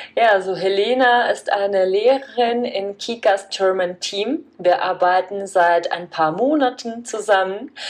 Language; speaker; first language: German; non-native, fluent; Czech